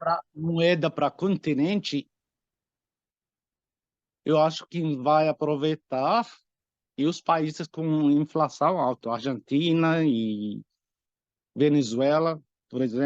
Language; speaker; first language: Portuguese; non-native, fluent; Arabic